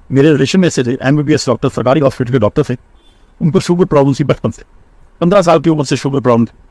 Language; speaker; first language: Hindi; non-native, local second language; Punjabi